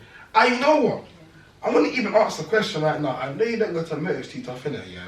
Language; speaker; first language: English; native; English